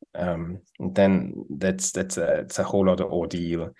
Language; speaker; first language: English; non-native, fluent; Swiss German